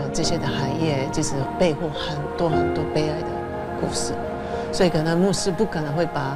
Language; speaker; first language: Chinese; non-native, fluent; Japanese